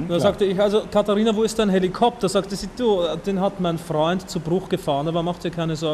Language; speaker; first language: German; native; German